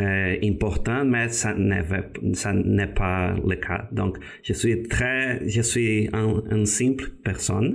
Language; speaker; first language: French; non-native, fluent; Portuguese